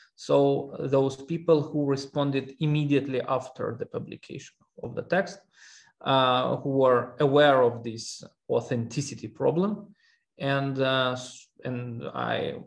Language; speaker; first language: English; non-native, fluent; Armenian